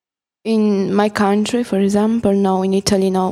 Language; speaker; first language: English; non-native, fluent; Italian